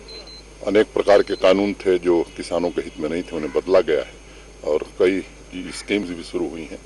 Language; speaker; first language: Hindi; native; Hindi